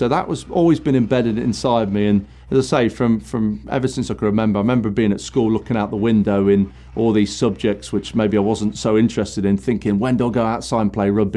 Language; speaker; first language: English; native; English